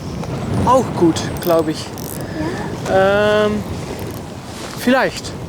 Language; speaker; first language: German; non-native, learner; Dutch